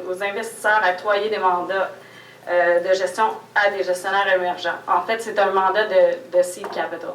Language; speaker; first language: French; native; French